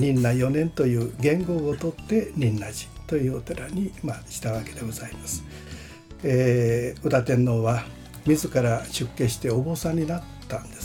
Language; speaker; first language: Japanese; native; Japanese